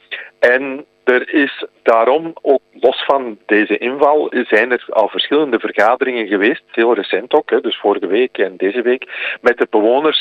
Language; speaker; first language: Dutch; native; Dutch